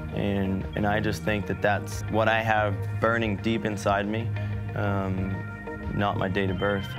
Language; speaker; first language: English; native; English